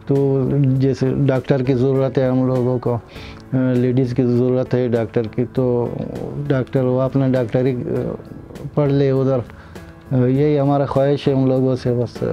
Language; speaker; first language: Hindi; non-native, learner; Pashto